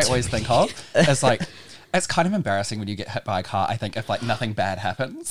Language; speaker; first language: English; native; English